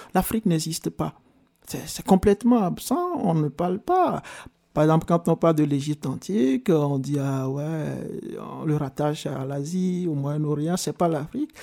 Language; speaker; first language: French; non-native, local second language; Ewe